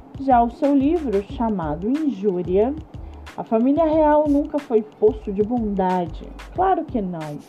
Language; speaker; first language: Portuguese; native; Portuguese